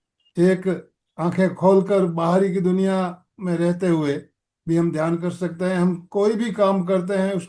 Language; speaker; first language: Hindi; native; Hindi